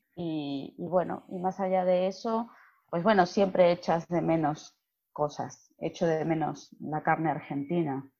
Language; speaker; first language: Spanish; native; Spanish